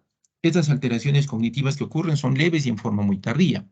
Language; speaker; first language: Spanish; native; Spanish